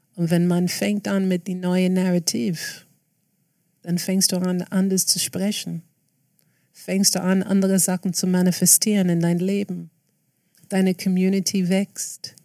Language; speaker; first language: German; non-native, fluent; English